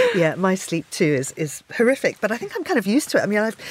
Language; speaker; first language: English; native; English